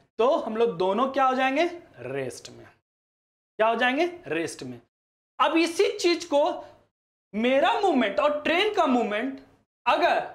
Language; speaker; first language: Hindi; native; Hindi